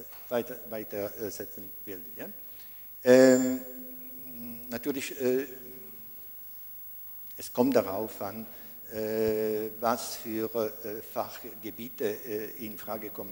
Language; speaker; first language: German; non-native, fluent; Italian